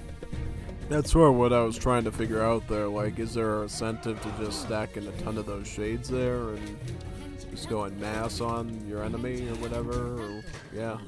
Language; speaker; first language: English; native; English